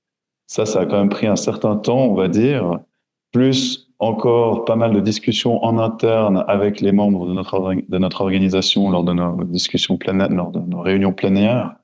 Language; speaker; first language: French; native; French